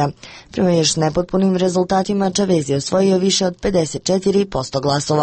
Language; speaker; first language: Croatian; native; Croatian